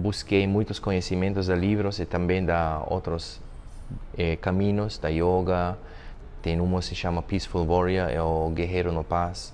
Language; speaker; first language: Portuguese; non-native, fluent; German